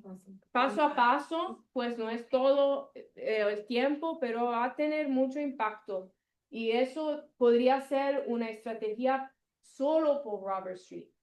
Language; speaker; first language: Spanish; non-native, learner; Italian